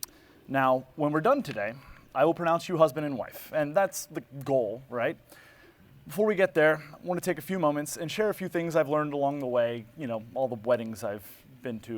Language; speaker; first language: English; native; English